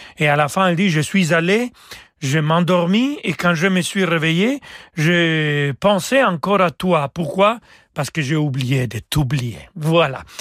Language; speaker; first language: French; non-native, fluent; Spanish